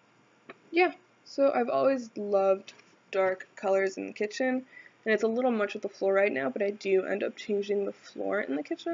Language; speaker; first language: English; native; English